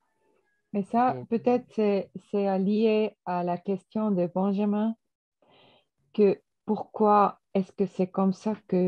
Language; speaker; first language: French; non-native, fluent; German